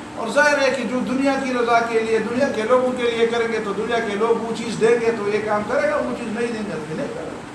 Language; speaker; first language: Urdu; non-native, local second language; Pashto